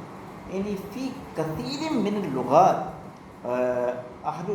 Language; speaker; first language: Arabic; non-native, fluent; Urdu